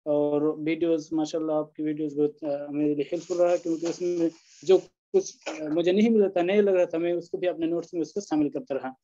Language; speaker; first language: Hindi; non-native, local second language; Bangla